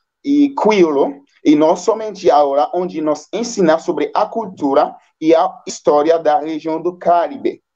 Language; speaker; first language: Portuguese; non-native, fluent; Haitian Creole